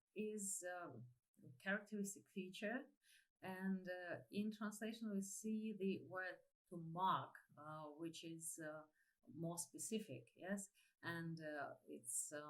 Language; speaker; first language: English; non-native, fluent; Ukrainian